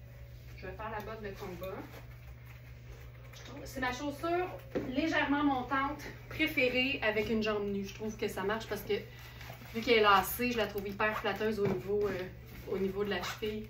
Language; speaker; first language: French; native; French